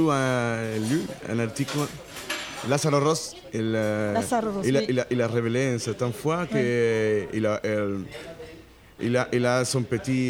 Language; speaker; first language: French; non-native, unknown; Spanish